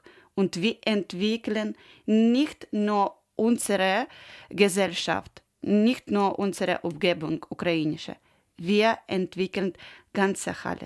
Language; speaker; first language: German; non-native, learner; Ukrainian